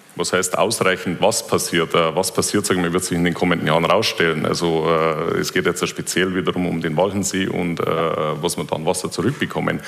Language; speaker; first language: German; native; German